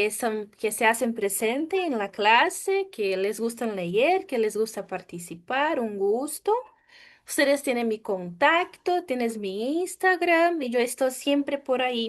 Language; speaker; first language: Spanish; non-native, fluent; Portuguese